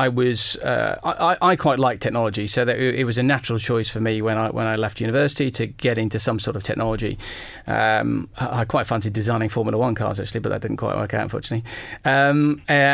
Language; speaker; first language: English; native; English